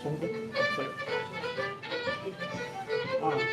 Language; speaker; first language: Korean; non-native, learner; Japanese